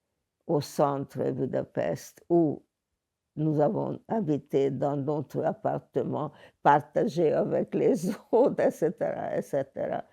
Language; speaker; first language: French; non-native, learner; Hungarian